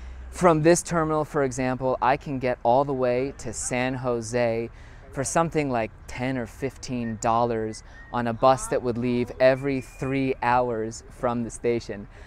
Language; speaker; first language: English; native; English